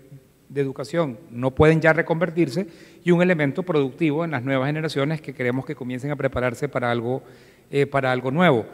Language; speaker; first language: Spanish; native; Spanish